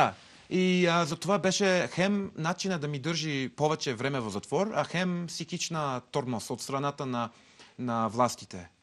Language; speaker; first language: Bulgarian; non-native, learner; English